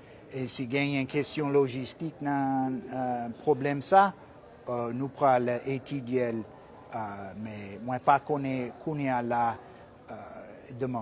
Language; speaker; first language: Haitian Creole; non-native, fluent; English